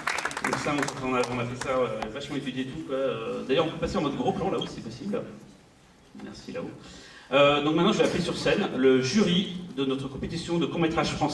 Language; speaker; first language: French; native; French